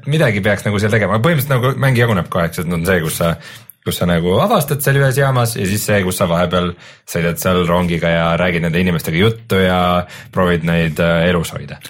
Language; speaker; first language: Estonian; native; Estonian